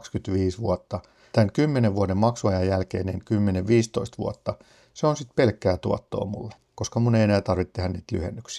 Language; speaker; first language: Finnish; native; Finnish